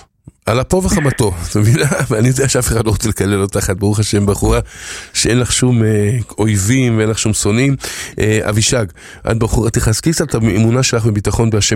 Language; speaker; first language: Hebrew; native; Hebrew